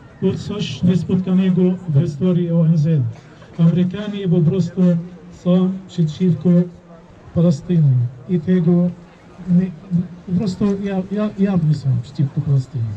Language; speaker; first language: Polish; non-native, fluent; Arabic